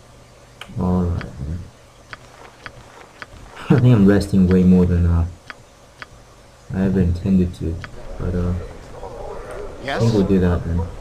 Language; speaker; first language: English; native; English